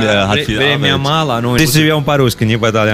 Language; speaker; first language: Russian; non-native, learner; Italian